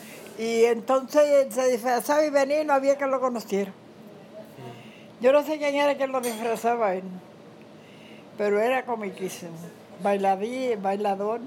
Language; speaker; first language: Spanish; native; Spanish